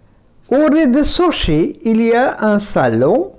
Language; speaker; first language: French; non-native, fluent; Bangla